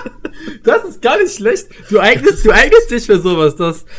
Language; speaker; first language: German; native; German